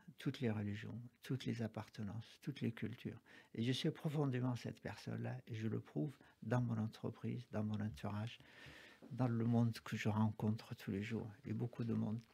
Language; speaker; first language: French; non-native, fluent; Arabic